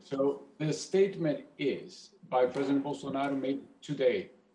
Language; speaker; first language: English; non-native, fluent; Portuguese